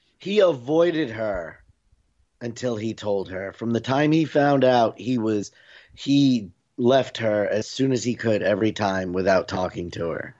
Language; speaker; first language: English; native; English